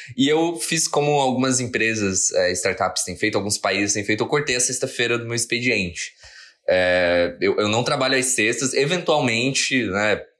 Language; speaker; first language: Portuguese; native; Portuguese